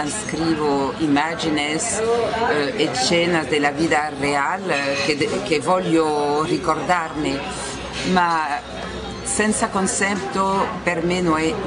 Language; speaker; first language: Italian; non-native, learner; French